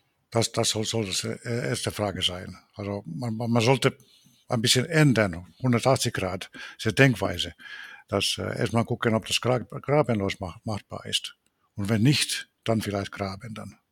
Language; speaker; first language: German; non-native, fluent; Finnish